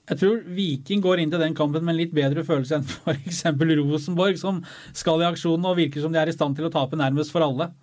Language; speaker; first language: Norwegian; native; Norwegian